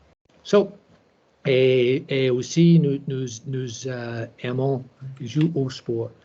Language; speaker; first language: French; non-native, learner; English